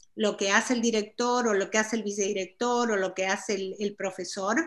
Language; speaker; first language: Spanish; native; Spanish